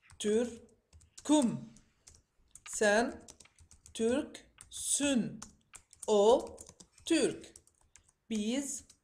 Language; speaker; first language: Turkish; non-native, fluent; Arabic